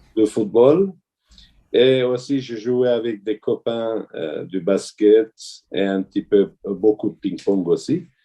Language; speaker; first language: French; non-native, fluent; Armenian